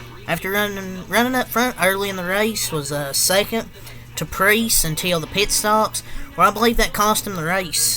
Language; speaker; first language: English; native; English